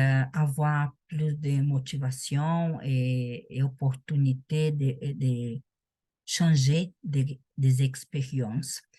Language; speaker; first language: French; non-native, learner; Portuguese